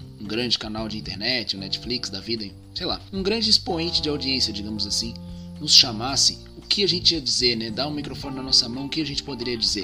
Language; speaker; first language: Portuguese; native; Portuguese